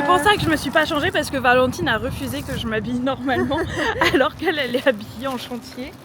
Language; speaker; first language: French; native; French